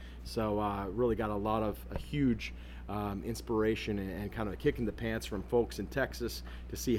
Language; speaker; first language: English; native; English